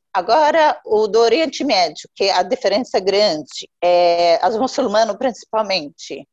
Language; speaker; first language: Portuguese; non-native, fluent; Arabic